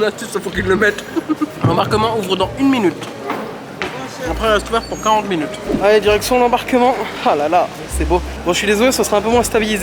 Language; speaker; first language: French; native; French